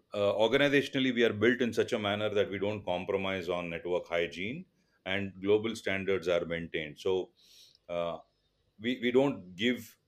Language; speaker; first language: English; non-native, local second language; Tulu